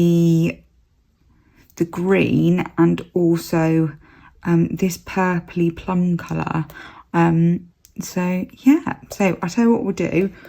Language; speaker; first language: English; native; English